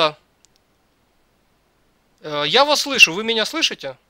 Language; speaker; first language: Russian; native; Russian